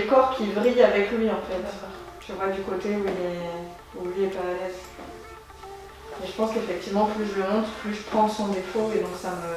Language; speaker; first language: French; native; French